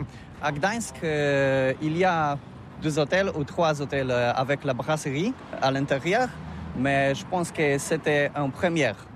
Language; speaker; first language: French; non-native, fluent; Polish